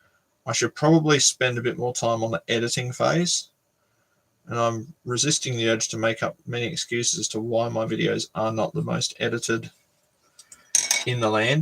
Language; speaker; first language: English; native; English